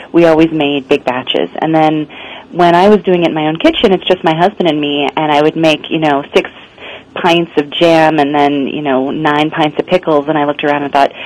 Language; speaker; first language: English; native; English